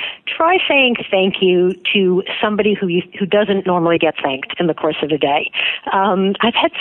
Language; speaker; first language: English; native; English